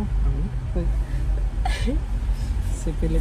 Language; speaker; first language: French; non-native, learner; Cebuano